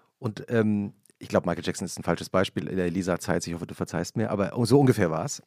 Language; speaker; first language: German; native; German